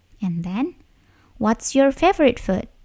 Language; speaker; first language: English; non-native, learner; Indonesian